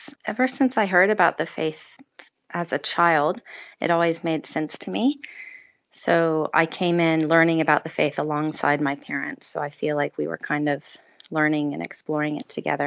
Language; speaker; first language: English; native; English